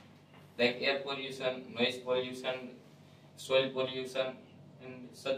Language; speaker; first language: English; non-native, learner; Gujarati